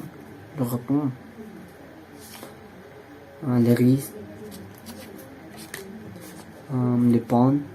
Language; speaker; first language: French; non-native, learner; Spanish